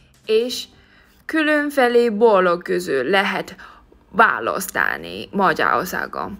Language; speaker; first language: Hungarian; non-native, learner; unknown